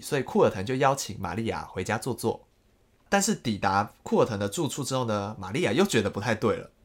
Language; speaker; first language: Chinese; native; Chinese